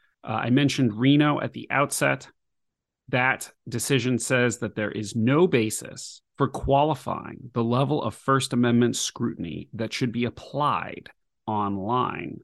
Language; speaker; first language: English; native; English